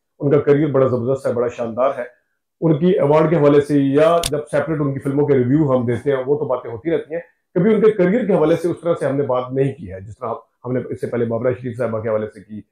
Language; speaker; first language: Urdu; native; Urdu